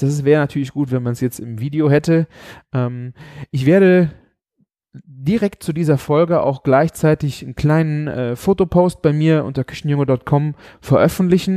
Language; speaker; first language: German; native; German